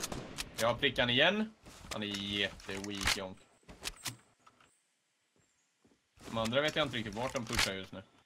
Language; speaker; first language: Swedish; native; Swedish